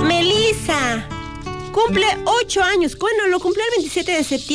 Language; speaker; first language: Spanish; native; Spanish